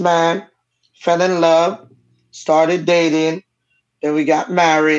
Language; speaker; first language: English; non-native, local second language; Jamaican Creole English